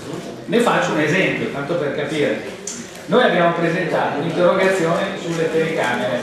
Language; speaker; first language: Italian; native; Italian